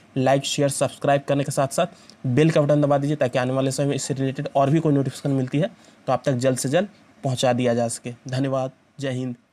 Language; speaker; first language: Hindi; native; Hindi